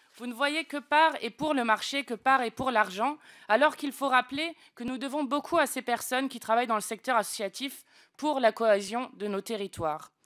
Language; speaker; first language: French; native; French